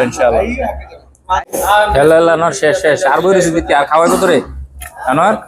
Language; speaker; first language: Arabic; non-native, learner; Bangla